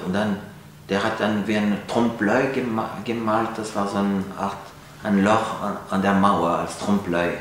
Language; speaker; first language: German; non-native, fluent; French